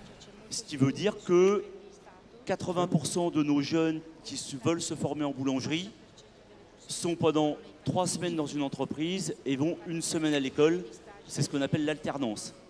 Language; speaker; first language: French; native; French